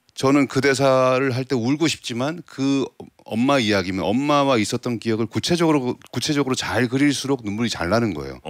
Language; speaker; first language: Korean; native; Korean